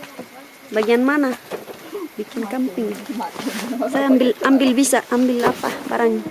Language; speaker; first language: Indonesian; non-native, learner; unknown